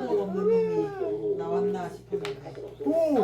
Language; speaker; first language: Korean; native; Korean